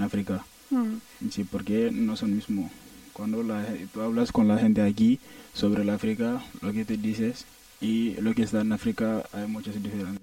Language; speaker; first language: Spanish; non-native, learner; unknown